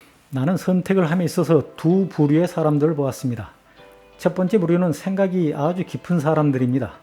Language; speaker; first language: Korean; native; Korean